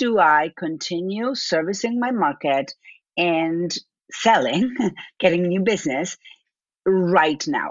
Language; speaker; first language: English; non-native, fluent; Spanish